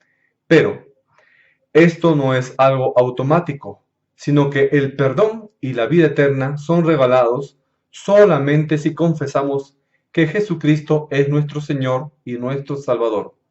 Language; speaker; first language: Spanish; native; Spanish